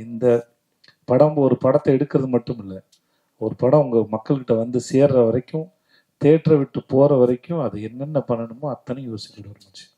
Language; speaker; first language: Tamil; native; Tamil